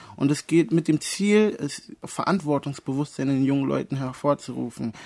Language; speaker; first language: German; early bilingual, other home language; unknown